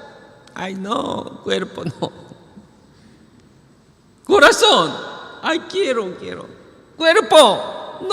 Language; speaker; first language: Spanish; non-native, learner; Korean